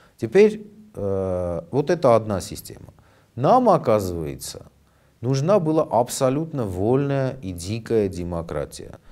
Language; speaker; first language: Russian; non-native, local second language; Armenian